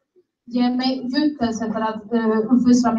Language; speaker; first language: Swedish; non-native, learner; Spanish